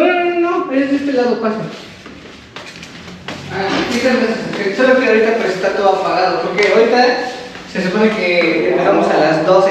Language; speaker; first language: Spanish; native; Spanish